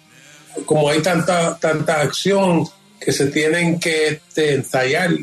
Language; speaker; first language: Spanish; early bilingual, heritage; Spanish